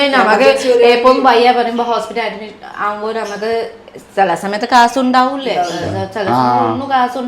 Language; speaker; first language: Malayalam; non-native, fluent; Nepali